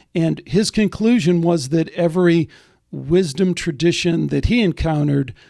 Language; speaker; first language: English; native; English